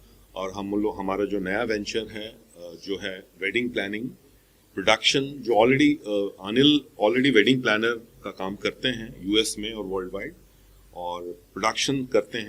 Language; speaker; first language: Hindi; native; Hindi